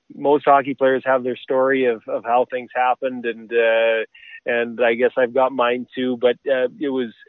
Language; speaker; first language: English; native; English